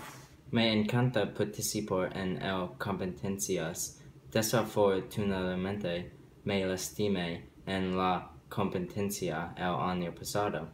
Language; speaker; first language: Spanish; non-native, learner; English